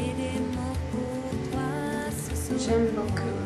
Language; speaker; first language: French; non-native, learner; English